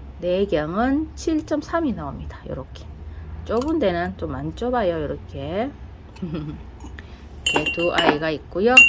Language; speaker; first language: Korean; native; Korean